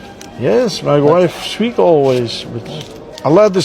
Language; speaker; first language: English; non-native, learner; Dutch